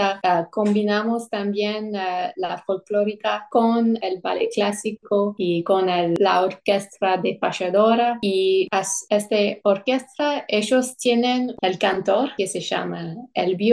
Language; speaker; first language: Spanish; non-native, fluent; English